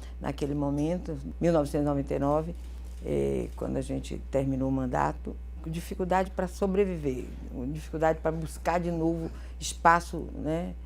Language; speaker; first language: Portuguese; early bilingual, other home language; Galician